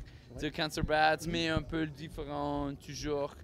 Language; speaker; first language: French; non-native, learner; English